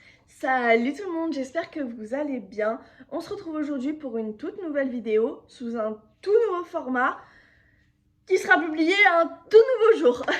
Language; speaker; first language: French; native; French